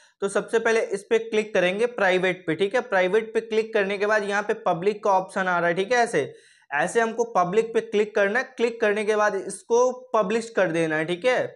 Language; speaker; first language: Hindi; native; Hindi